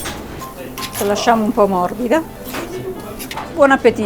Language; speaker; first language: Italian; native; Italian